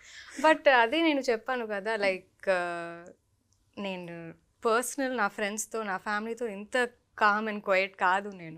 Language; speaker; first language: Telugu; non-native, local second language; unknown